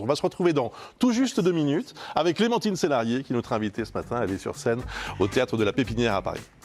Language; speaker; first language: French; native; French